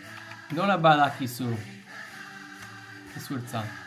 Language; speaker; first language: Basque; non-native, learner; English